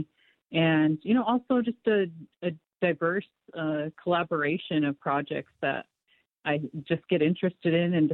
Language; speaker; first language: English; native; English